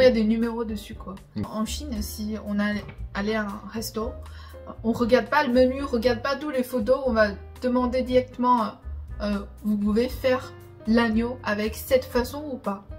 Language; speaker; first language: French; non-native, fluent; Chinese